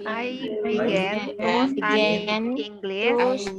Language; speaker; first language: English; non-native, learner; Indonesian